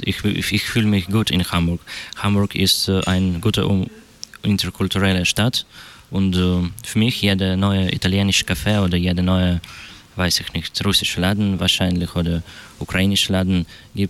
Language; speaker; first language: German; non-native, learner; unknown